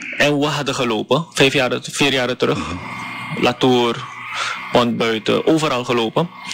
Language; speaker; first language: Dutch; non-native, fluent; Chinese